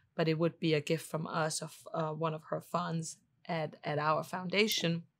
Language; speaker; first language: English; non-native, fluent; German